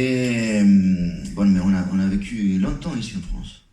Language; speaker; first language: French; non-native, fluent; Spanish